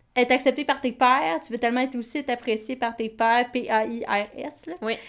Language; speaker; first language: French; native; French